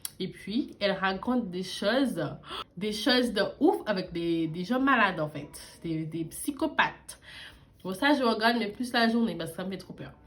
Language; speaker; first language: French; early bilingual, other home language; English